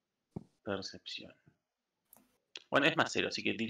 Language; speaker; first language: Spanish; native; Spanish